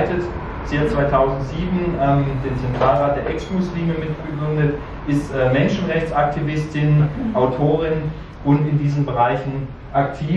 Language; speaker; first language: German; native; German